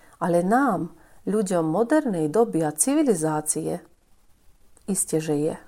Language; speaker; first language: Slovak; native; Slovak